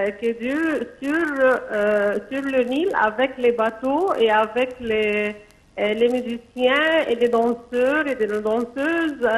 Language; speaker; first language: French; non-native, local second language; Arabic